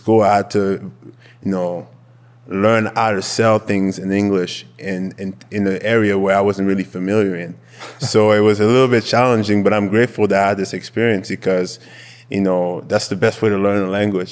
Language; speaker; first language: English; non-native, fluent; French